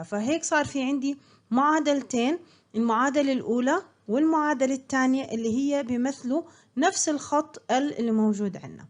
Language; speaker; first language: Arabic; native; Arabic